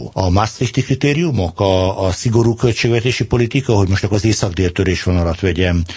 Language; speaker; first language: Hungarian; native; Hungarian